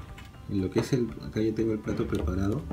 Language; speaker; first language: Spanish; native; Spanish